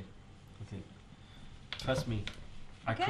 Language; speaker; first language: English; non-native, local second language; Cantonese